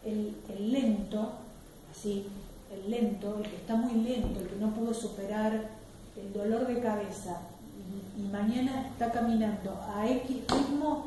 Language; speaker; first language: Spanish; native; Spanish